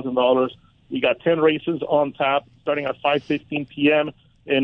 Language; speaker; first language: English; native; English